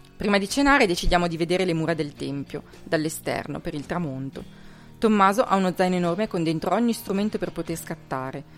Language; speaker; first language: Italian; native; Italian